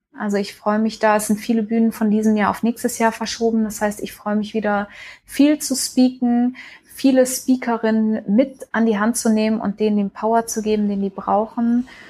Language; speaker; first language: German; early bilingual, heritage; German